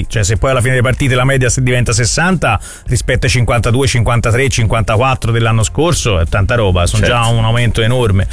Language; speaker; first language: Italian; native; Italian